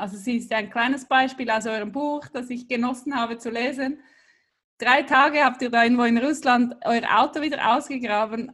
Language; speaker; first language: German; native; German